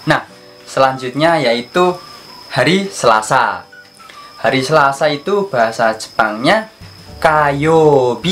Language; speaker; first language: Indonesian; native; Indonesian